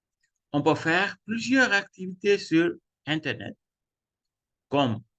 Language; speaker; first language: French; non-native, fluent; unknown